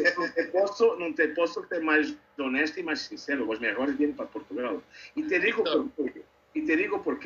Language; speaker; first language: Spanish; non-native, learner; Portuguese